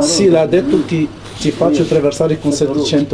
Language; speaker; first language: Italian; non-native, learner; Arabic